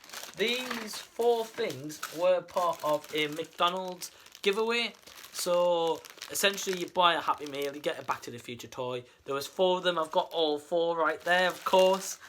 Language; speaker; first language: English; native; English